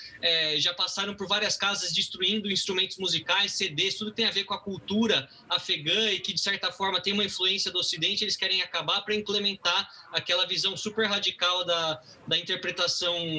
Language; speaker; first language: Portuguese; native; Portuguese